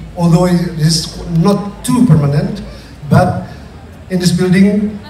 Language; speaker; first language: English; non-native, fluent; Indonesian